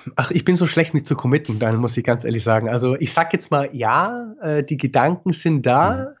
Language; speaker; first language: German; native; German